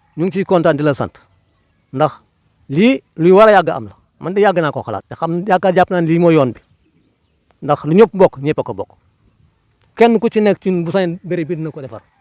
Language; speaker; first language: Wolof; native; Wolof